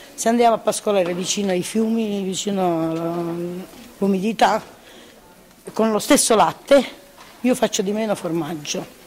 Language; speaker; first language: Italian; native; Italian